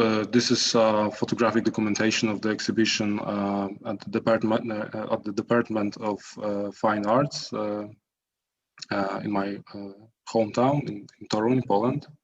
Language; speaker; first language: English; non-native, fluent; Polish